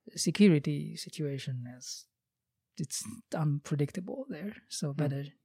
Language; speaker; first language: English; non-native, fluent; Chinese